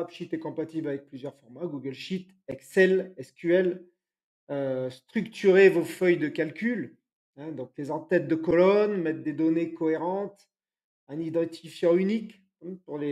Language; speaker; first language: French; native; French